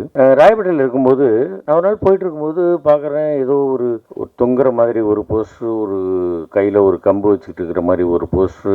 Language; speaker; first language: Tamil; native; Tamil